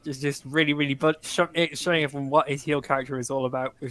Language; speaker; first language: English; native; English